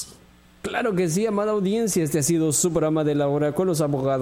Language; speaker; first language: Spanish; native; Spanish